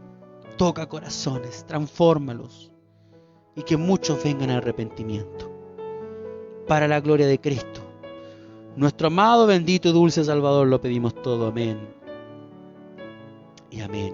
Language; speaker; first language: Spanish; native; Spanish